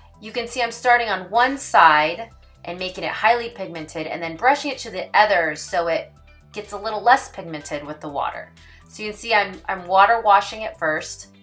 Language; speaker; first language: English; native; English